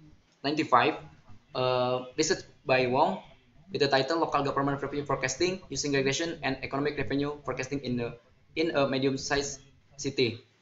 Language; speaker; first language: English; non-native, learner; Indonesian